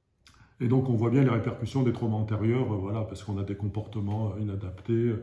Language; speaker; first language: French; native; French